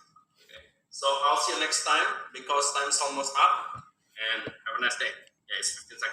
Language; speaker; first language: English; non-native, fluent; Indonesian